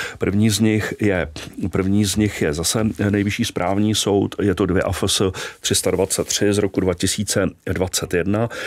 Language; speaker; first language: Czech; native; Czech